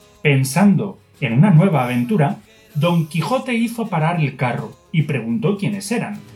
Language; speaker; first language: Spanish; native; Spanish